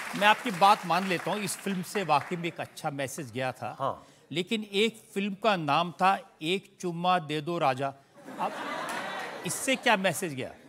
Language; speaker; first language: Hindi; native; Hindi